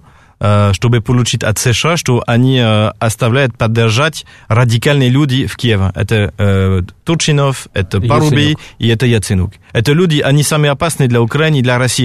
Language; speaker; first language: Russian; non-native, fluent; French